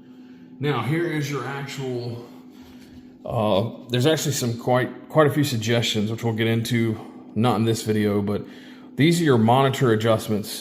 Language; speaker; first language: English; native; English